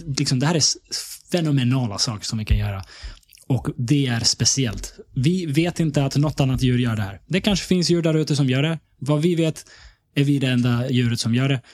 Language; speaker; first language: Swedish; early bilingual, other home language; Bosnian